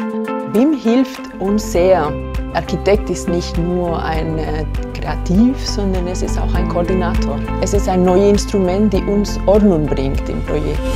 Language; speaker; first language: German; non-native, fluent; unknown